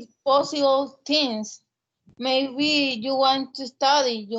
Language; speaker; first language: English; non-native, learner; Spanish